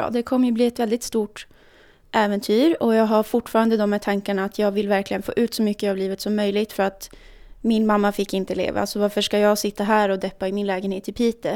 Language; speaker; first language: Swedish; native; Swedish